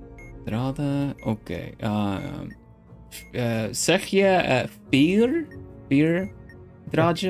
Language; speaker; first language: Dutch; non-native, learner; Swedish